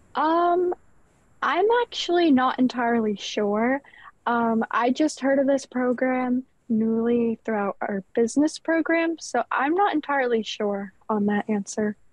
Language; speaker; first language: English; native; English